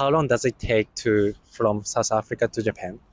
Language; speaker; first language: English; non-native, fluent; Japanese